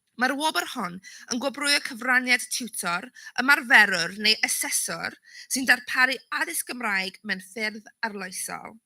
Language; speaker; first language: Welsh; native; Welsh